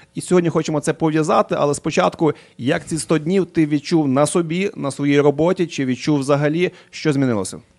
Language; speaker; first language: Ukrainian; native; Ukrainian